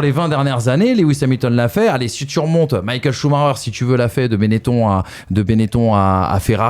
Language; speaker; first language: French; native; French